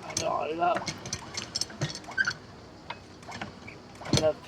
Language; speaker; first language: French; native; French